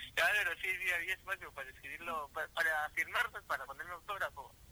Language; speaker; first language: Spanish; native; Spanish